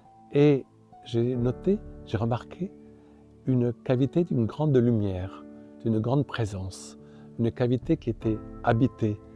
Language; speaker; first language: French; native; French